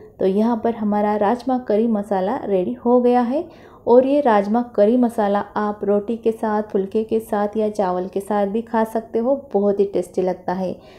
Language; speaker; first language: Hindi; non-native, local second language; Marathi